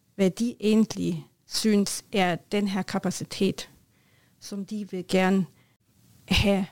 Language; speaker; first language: Norwegian; non-native, learner; German